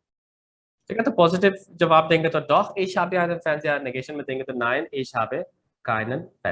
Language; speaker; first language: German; non-native, fluent; Urdu